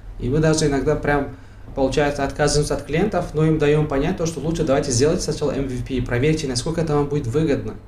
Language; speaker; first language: Russian; non-native, local second language; Tajik